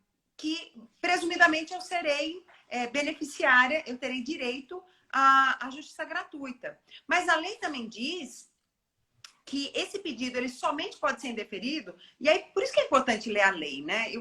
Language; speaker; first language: Portuguese; native; Portuguese